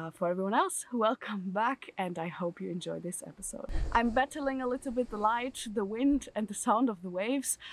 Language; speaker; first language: English; non-native, fluent; German